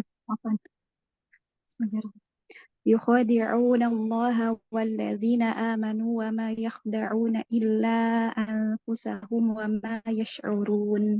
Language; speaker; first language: Arabic; non-native, learner; Indonesian